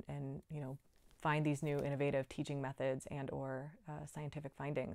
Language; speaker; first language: English; native; English